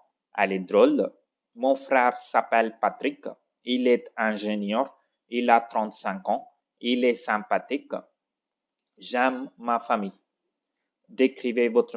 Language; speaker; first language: French; non-native, fluent; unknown